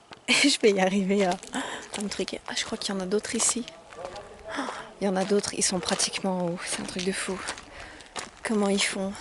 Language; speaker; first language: French; native; French